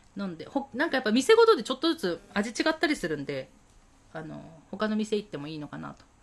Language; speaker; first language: Japanese; native; Japanese